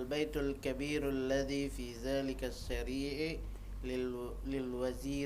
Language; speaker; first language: Arabic; non-native, learner; Indonesian